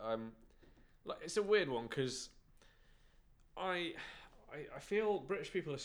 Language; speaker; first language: English; native; English